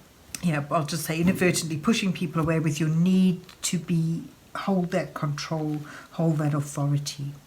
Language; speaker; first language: English; native; English